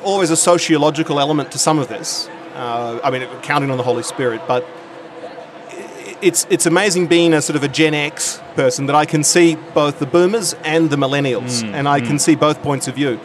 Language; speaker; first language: English; native; English